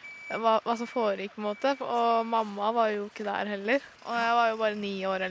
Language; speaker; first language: Norwegian; early bilingual, other home language; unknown